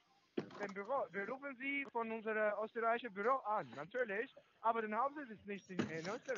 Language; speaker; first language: German; non-native, fluent; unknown